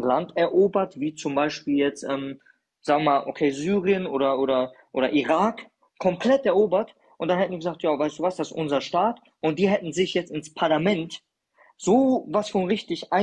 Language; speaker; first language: German; early bilingual, other home language; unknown